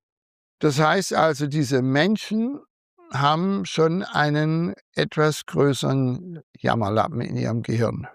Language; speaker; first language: German; native; German